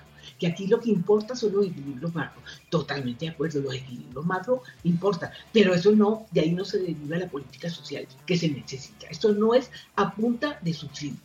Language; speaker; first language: Spanish; native; Spanish